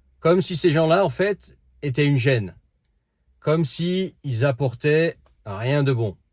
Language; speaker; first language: French; early bilingual, other home language; Dutch